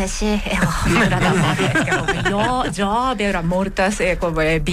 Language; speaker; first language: Catalan; non-native, learner; Japanese